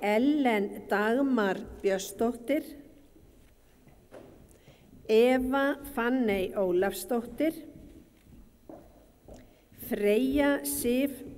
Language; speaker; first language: Icelandic; native; Icelandic